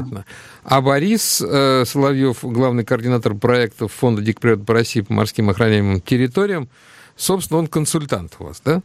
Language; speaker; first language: Russian; native; Russian